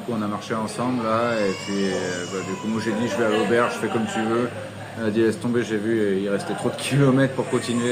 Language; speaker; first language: French; native; French